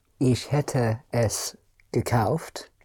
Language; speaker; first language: German; non-native, learner; English